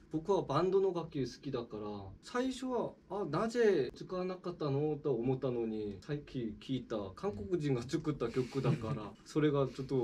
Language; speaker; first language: Japanese; non-native, fluent; Korean